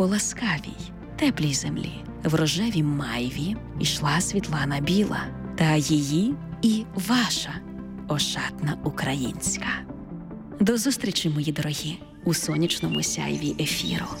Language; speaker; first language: Ukrainian; native; Ukrainian